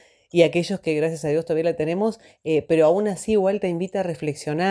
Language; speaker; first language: Spanish; native; Spanish